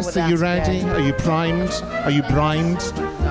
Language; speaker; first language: English; native; English